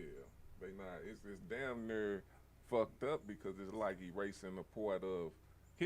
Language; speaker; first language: English; native; English